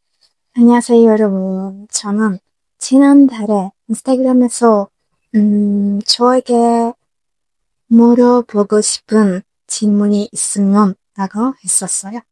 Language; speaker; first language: Korean; non-native, learner; Turkish